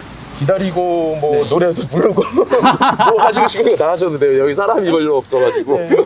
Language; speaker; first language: Korean; native; Korean